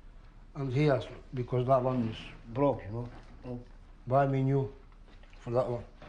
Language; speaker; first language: English; non-native, learner; Romanian